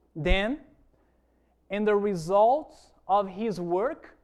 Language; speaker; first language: English; non-native, fluent; Portuguese